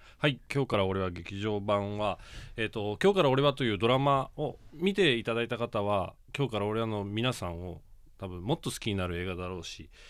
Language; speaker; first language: Japanese; native; Japanese